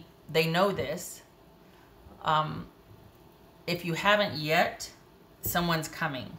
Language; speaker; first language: English; native; English